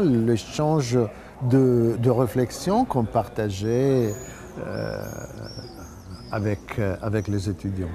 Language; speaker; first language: French; non-native, fluent; Italian